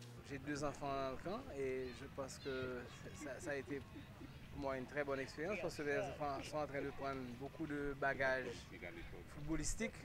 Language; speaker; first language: French; non-native, local second language; Haitian Creole